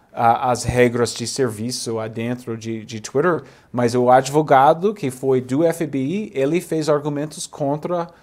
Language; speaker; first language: Portuguese; non-native, fluent; English